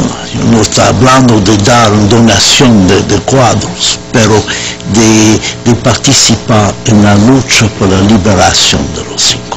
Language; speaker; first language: Spanish; non-native, learner; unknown